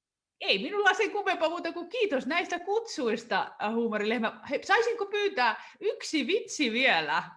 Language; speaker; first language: Finnish; native; Finnish